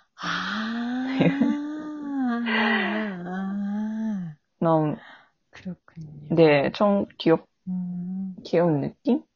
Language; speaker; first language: Korean; non-native, learner; Japanese